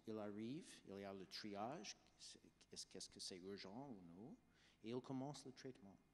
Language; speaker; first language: French; non-native, fluent; English